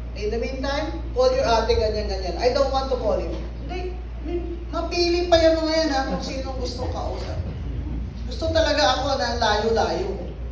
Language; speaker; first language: Filipino; non-native, local second language; Hiligaynon